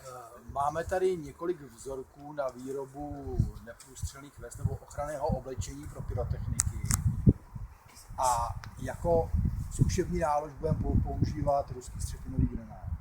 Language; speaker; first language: Czech; native; Czech